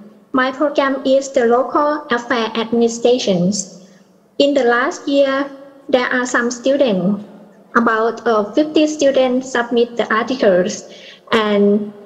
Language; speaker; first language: English; non-native, learner; Thai